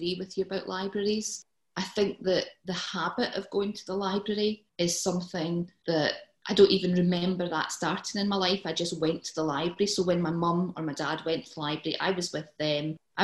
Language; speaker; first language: English; native; English